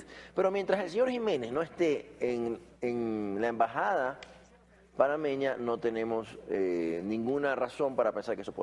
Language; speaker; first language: Spanish; native; Spanish